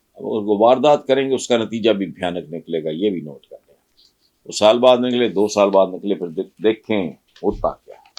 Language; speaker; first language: Urdu; non-native, local second language; Punjabi